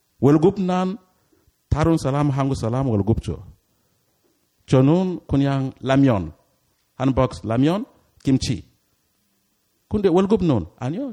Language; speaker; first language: Korean; non-native, learner; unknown